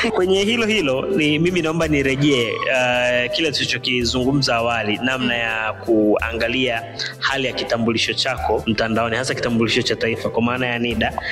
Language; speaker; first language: Swahili; native; Swahili